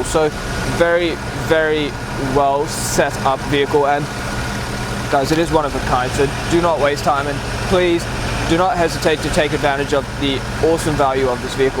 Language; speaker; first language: English; native; English